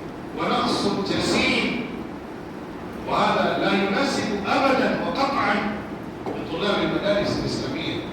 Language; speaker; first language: Arabic; non-native, fluent; Urdu